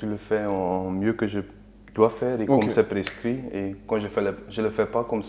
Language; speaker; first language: French; non-native, learner; Dutch